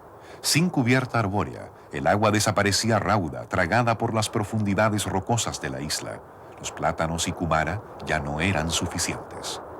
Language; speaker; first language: Spanish; native; Spanish